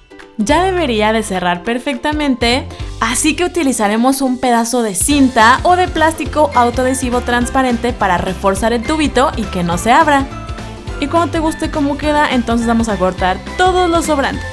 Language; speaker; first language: Spanish; native; Spanish